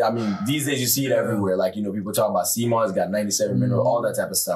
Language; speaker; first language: English; non-native, local second language; Akan